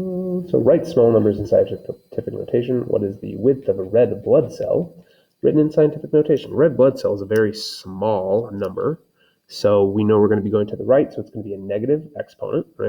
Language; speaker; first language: English; native; English